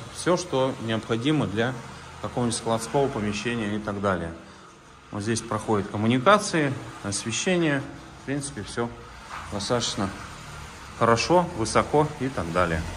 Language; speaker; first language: Russian; native; Russian